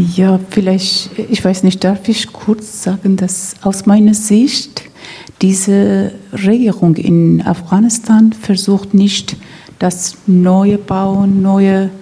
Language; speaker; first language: German; non-native, fluent; Persian